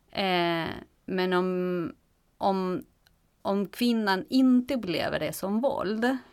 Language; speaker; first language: Swedish; non-native, fluent; Spanish